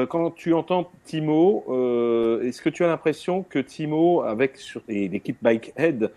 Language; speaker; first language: French; native; French